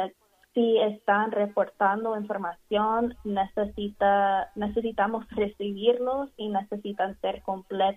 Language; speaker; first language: Spanish; non-native, fluent; English